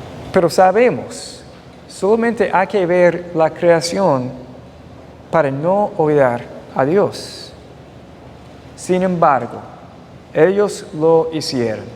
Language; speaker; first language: Spanish; non-native, fluent; English